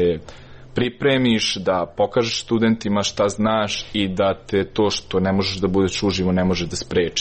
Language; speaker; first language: Serbian; native; Serbian